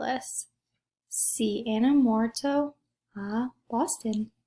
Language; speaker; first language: Italian; non-native, learner; English